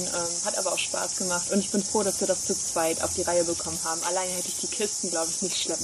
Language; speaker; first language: German; native; German